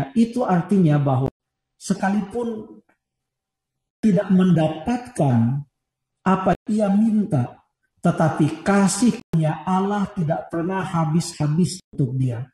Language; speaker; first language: Indonesian; native; Indonesian